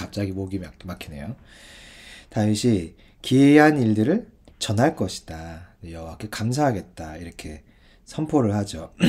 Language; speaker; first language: Korean; native; Korean